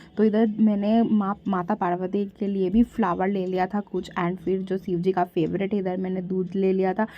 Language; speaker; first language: Hindi; non-native, local second language; Bangla